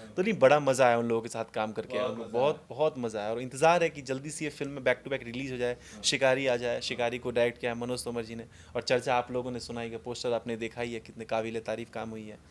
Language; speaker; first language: Hindi; non-native, local second language; Maithili